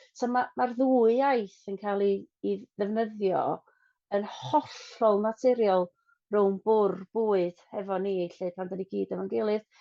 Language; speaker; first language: Welsh; non-native, local second language; English